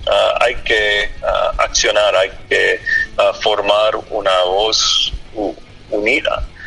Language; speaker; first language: Spanish; non-native, learner; English